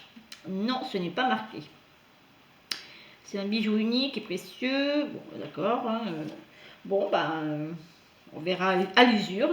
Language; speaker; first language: French; native; French